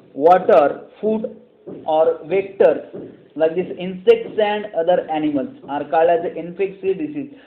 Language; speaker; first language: English; non-native, local second language; Marathi